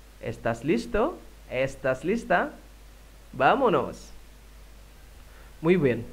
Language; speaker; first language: Spanish; non-native, fluent; Indonesian